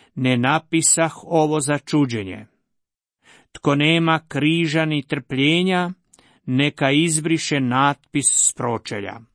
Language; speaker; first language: Croatian; native; Croatian